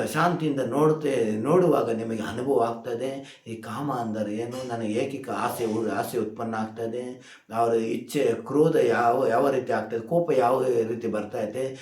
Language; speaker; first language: Kannada; non-native, local second language; Hindi